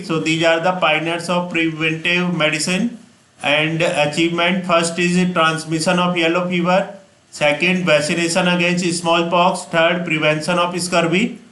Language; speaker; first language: English; non-native, local second language; Hindi